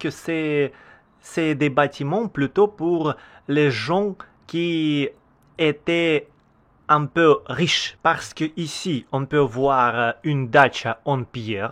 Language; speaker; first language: French; non-native, learner; Russian